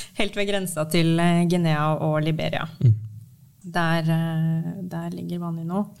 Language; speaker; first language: Norwegian; native; Norwegian